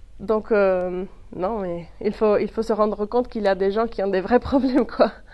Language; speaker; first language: French; non-native, fluent; Spanish